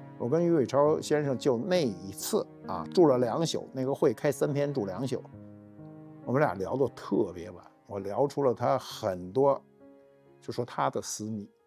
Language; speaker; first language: Chinese; native; Chinese